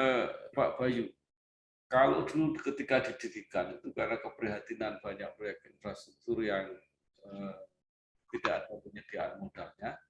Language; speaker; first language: Indonesian; native; Indonesian